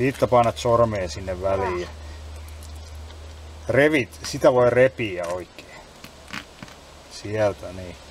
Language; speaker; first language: Finnish; native; Finnish